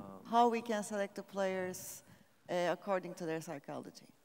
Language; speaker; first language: English; non-native, fluent; Turkish